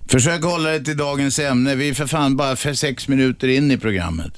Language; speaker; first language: Swedish; native; Swedish